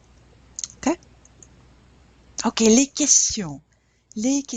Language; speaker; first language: French; non-native, fluent; English